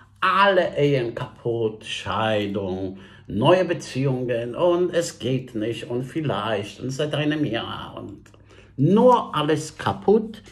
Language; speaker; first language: German; non-native, fluent; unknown